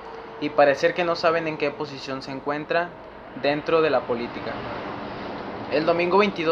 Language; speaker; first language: Spanish; native; Spanish